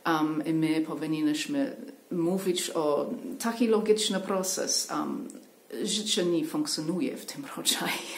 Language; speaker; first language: Polish; non-native, learner; English